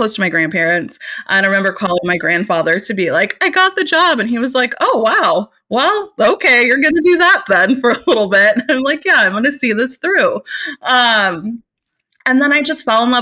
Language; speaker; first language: English; native; English